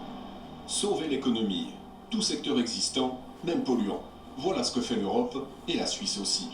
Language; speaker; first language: French; native; French